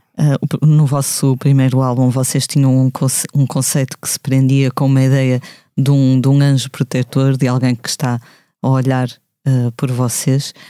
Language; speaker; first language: Portuguese; native; Portuguese